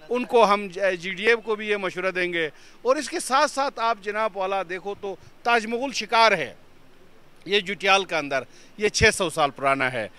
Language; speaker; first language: Hindi; native; Hindi